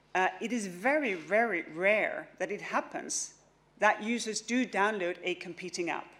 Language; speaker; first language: English; non-native, fluent; Danish